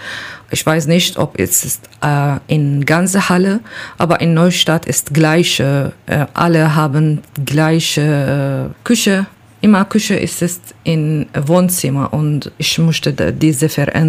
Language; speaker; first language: German; non-native, learner; Kurdish